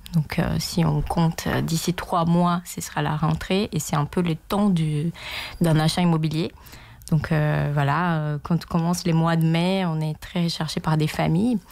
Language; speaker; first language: French; non-native, fluent; Portuguese